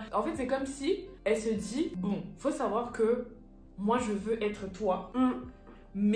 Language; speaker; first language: French; native; French